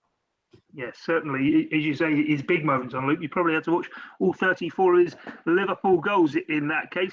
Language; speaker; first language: English; native; English